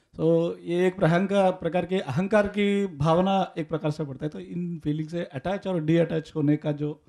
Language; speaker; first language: Hindi; non-native, local second language; Telugu